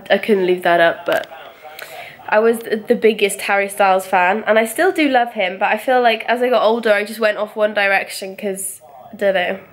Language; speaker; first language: English; native; English